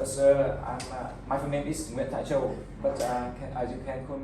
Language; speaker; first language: English; non-native, learner; Vietnamese